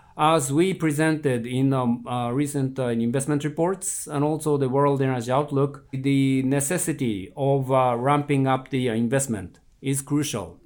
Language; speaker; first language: English; non-native, fluent; Japanese